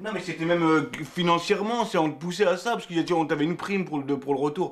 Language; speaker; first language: French; early bilingual, other home language; Arabic